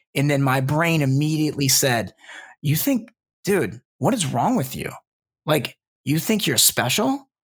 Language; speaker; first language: English; native; English